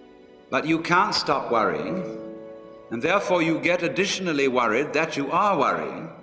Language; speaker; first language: English; native; English